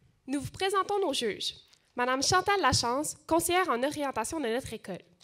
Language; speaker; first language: French; native; French